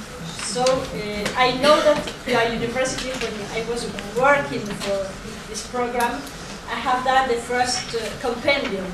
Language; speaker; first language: English; non-native, fluent; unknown